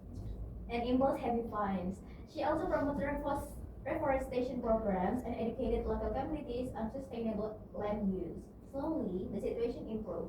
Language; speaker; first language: English; non-native, learner; Indonesian